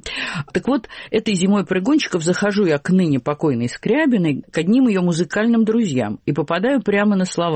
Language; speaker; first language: Russian; native; Russian